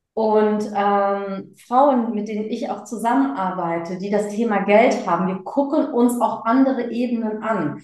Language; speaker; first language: German; early bilingual, other home language; Tamil